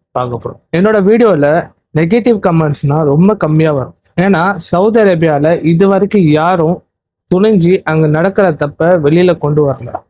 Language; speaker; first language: Tamil; non-native, local second language; Urdu